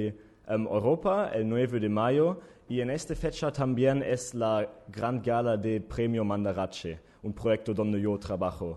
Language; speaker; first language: Spanish; non-native, learner; German